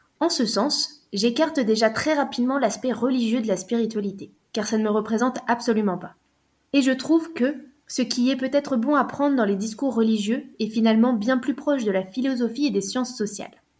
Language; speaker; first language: French; native; French